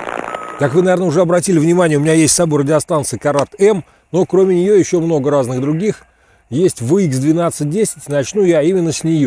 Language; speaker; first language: Russian; native; Russian